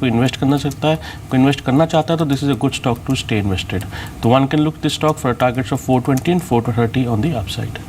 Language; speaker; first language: Hindi; native; Hindi